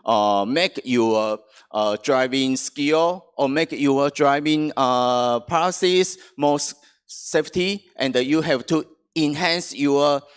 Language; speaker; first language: English; non-native, fluent; Chinese